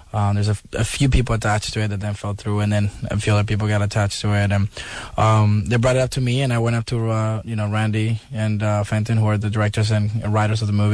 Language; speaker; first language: English; non-native, fluent; Spanish